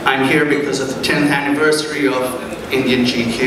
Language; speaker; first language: English; early bilingual, other home language; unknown